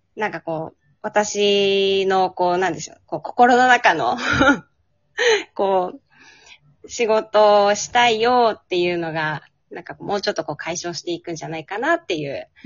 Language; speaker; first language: Japanese; native; Japanese